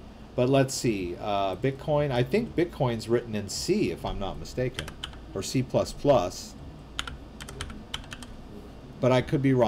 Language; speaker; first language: English; native; English